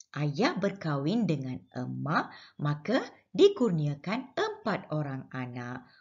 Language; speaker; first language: Malay; non-native, local second language; Tamil